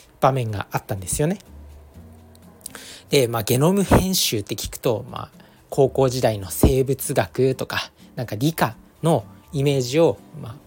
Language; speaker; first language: Japanese; native; Japanese